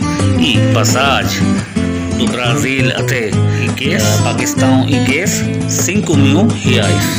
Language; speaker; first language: Portuguese; non-native, learner; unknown